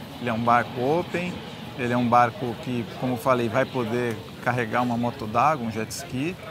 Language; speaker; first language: Portuguese; native; Portuguese